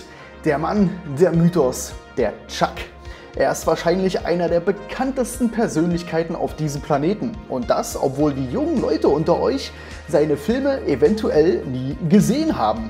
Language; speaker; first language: German; native; German